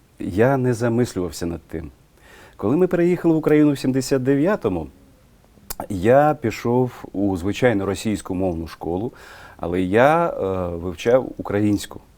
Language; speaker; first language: Ukrainian; non-native, local second language; Russian